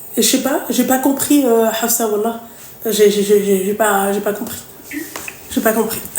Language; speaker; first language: French; native; French